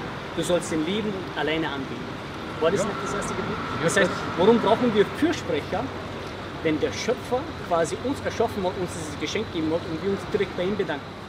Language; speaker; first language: German; early bilingual, other home language; Bosnian